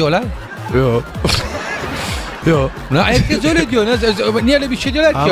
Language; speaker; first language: Turkish; non-native, learner; Italian